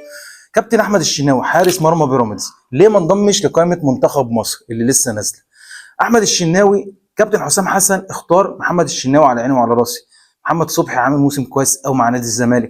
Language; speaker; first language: Arabic; native; Arabic